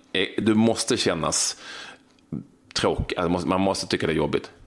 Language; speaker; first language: Swedish; native; Swedish